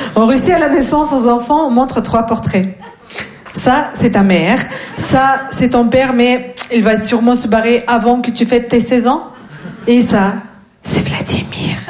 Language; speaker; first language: French; non-native, fluent; Russian